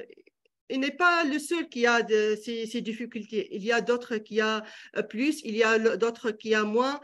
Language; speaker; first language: French; non-native, local second language; Arabic